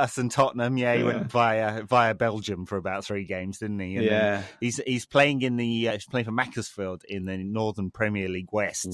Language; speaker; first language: English; native; English